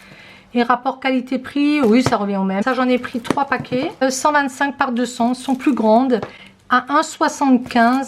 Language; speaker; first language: French; native; French